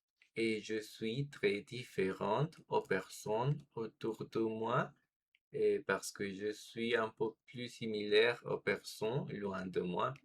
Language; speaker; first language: French; non-native, fluent; Spanish